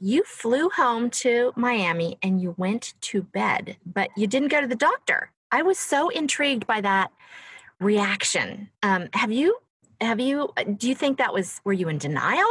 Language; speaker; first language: English; native; English